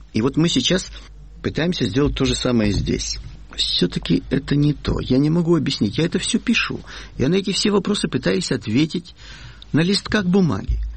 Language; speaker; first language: Russian; native; Russian